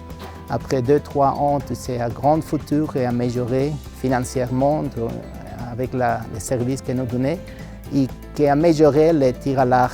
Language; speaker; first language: French; non-native, learner; Spanish